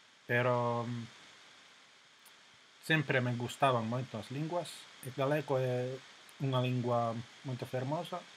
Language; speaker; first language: Galician; non-native, fluent; Finnish